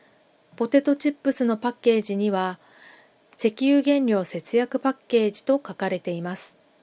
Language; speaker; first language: Japanese; non-native, fluent; Korean